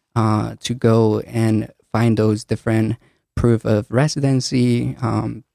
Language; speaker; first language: English; early bilingual, other home language; Spanish